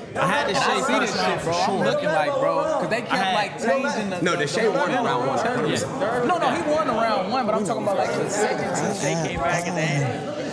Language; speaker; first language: English; native; English